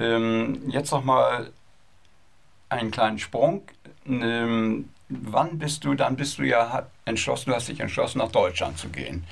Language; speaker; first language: German; native; German